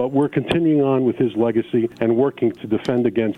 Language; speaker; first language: English; early bilingual, other home language; Sicilian